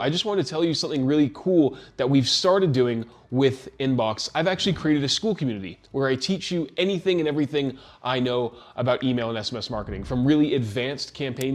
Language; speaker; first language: English; native; English